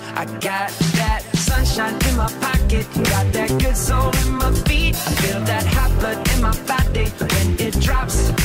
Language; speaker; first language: English; non-native, fluent; German